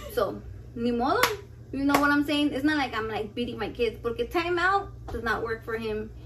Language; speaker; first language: English; early bilingual, other home language; Spanish